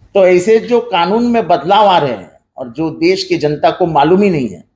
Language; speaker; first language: Hindi; non-native, local second language; Marathi